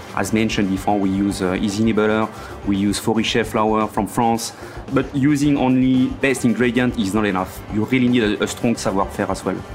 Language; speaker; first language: English; non-native, fluent; French